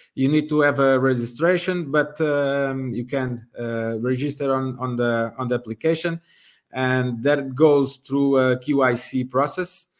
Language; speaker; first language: English; non-native, fluent; Portuguese